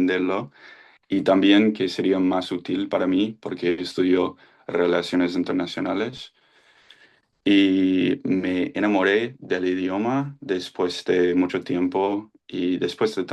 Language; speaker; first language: Spanish; non-native, fluent; English